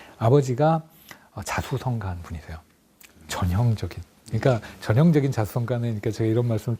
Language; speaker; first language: Korean; native; Korean